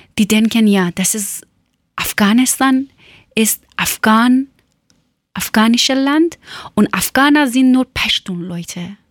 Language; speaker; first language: German; non-native, learner; Persian